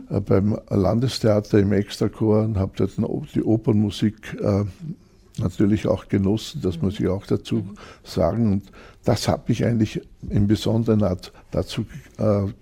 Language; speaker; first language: German; native; German